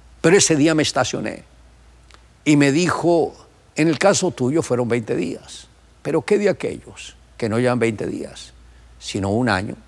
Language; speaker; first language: Spanish; native; Spanish